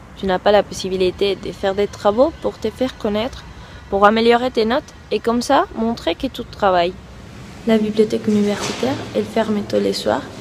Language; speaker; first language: French; non-native, learner; Spanish